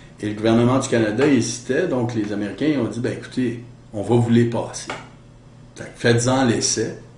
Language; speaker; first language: French; native; French